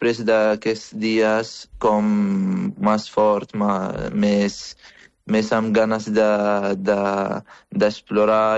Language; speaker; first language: Catalan; non-native, fluent; Arabic